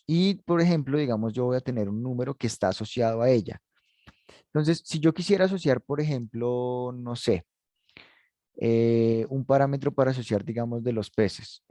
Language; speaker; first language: Spanish; native; Spanish